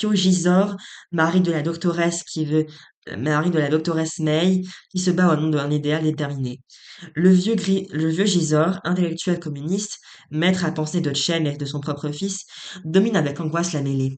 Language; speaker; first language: French; native; French